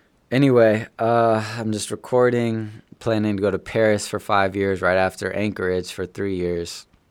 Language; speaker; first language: English; native; English